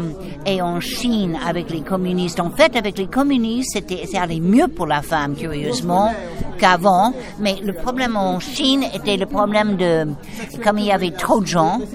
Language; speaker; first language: French; non-native, fluent; English